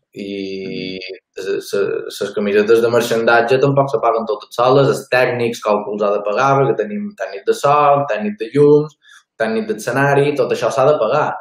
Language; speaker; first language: Catalan; native; Catalan